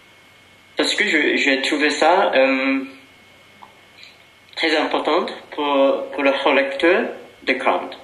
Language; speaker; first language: French; non-native, fluent; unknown